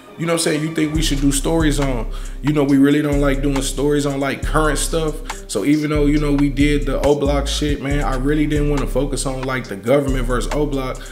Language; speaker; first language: English; native; English